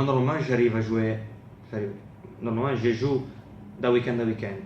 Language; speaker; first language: French; non-native, fluent; Italian